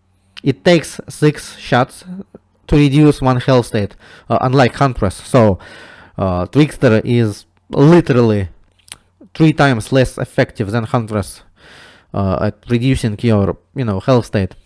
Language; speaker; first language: English; non-native, fluent; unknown